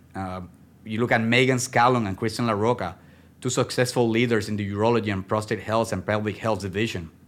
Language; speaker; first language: English; non-native, fluent; Spanish